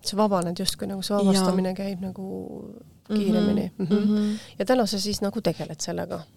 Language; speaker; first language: Estonian; native; Estonian